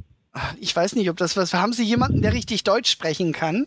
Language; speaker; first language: German; native; German